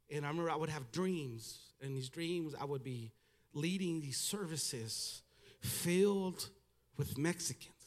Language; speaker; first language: English; early bilingual, other home language; Spanish